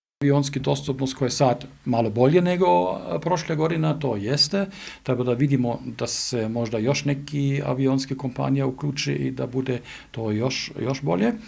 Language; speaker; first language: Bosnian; non-native, learner; German